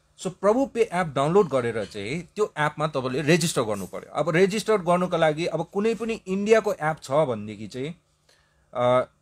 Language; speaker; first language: Nepali; native; Nepali